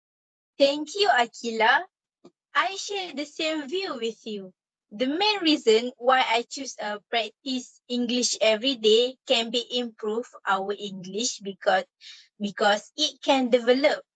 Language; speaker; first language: English; non-native, learner; Malay